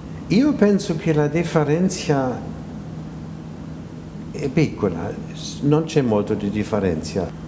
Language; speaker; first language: Italian; non-native, fluent; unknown